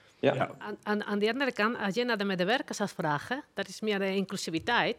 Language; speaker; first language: Dutch; non-native, learner; Spanish